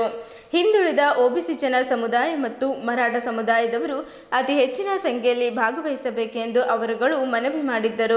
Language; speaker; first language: Kannada; native; Kannada